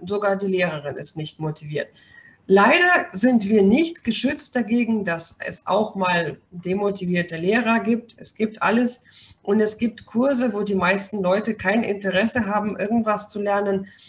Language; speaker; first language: German; non-native, fluent; Russian